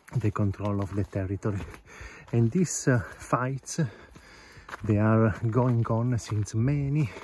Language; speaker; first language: English; non-native, fluent; Italian